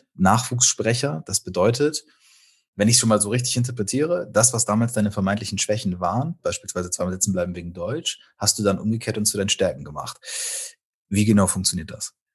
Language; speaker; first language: German; native; German